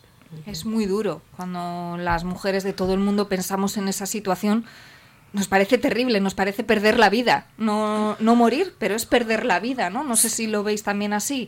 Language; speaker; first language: Spanish; native; Spanish